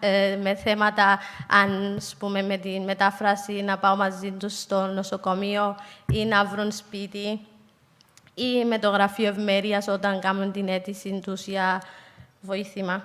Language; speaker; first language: Greek; non-native, fluent; Somali